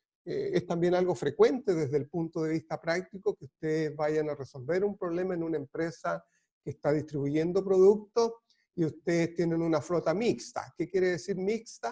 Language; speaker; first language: Spanish; native; Spanish